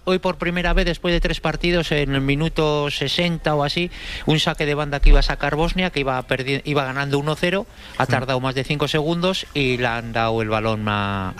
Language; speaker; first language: Spanish; native; Spanish